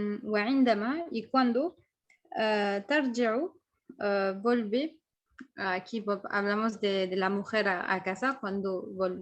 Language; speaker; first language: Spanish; non-native, fluent; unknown